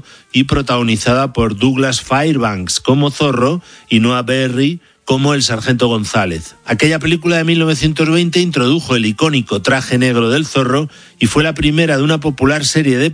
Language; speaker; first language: Spanish; native; Spanish